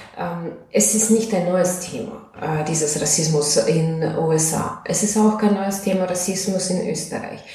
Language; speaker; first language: German; non-native, fluent; Russian